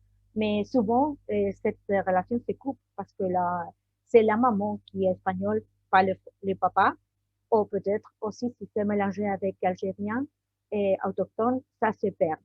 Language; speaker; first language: French; non-native, learner; Spanish